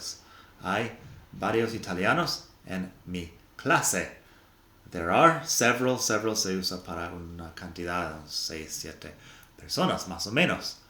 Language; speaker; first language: Spanish; non-native, fluent; English